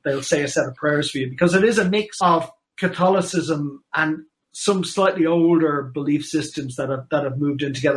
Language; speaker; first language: English; native; English